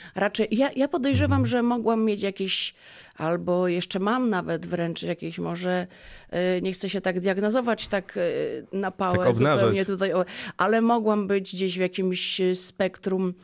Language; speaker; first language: Polish; native; Polish